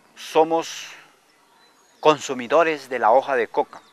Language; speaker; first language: Spanish; non-native, local second language; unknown